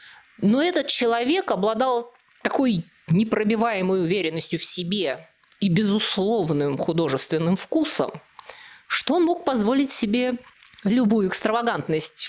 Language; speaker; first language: Russian; native; Russian